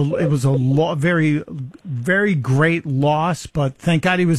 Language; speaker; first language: English; native; English